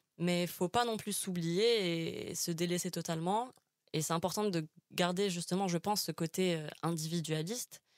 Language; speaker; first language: French; non-native, local second language; Arabic